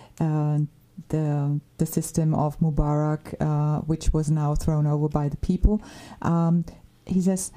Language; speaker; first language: English; non-native, fluent; German